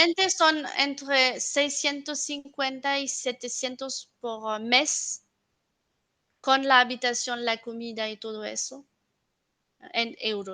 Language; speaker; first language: Spanish; non-native, fluent; French